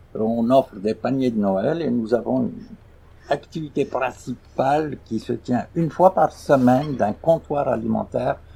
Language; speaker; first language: French; non-native, local second language; Arabic